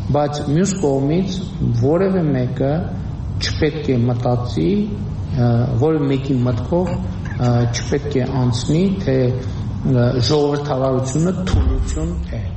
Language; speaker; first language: Armenian; native; Armenian